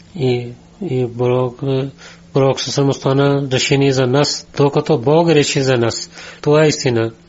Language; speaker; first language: Bulgarian; non-native, learner; Urdu